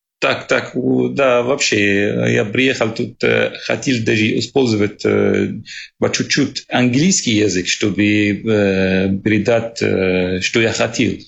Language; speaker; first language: Russian; non-native, learner; Arabic